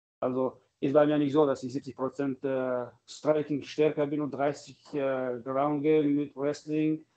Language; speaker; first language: German; non-native, learner; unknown